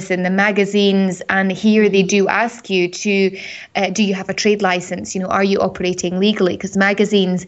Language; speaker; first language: English; native; English